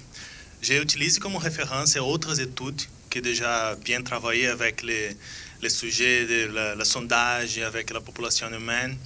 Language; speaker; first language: French; non-native, fluent; Portuguese